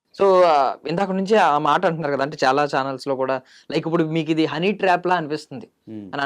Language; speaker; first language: Telugu; native; Telugu